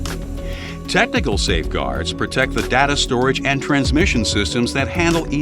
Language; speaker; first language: English; native; English